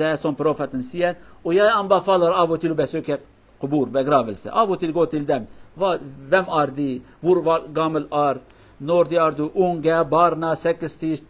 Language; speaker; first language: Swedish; non-native, learner; Kurdish